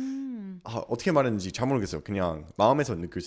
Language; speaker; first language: Korean; non-native, learner; English